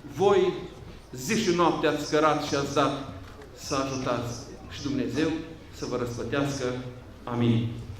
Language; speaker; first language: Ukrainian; non-native, local second language; Romanian